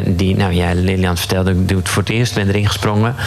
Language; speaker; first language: Dutch; native; Dutch